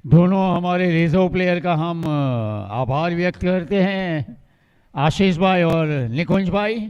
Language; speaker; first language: Hindi; non-native, local second language; Gujarati